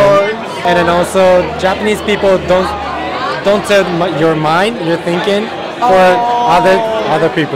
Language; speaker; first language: English; non-native, learner; Japanese